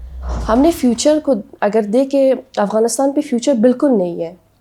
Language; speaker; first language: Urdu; non-native, learner; Persian